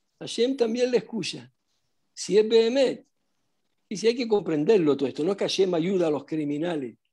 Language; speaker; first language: Spanish; non-native, fluent; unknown